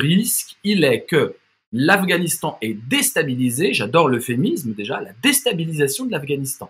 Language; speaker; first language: French; native; French